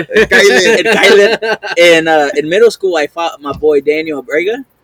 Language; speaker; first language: English; early bilingual, other home language; Spanish